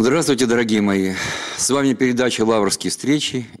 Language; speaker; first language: Russian; native; Russian